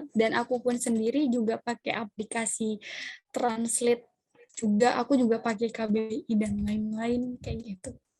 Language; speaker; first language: Indonesian; non-native, local second language; Madurese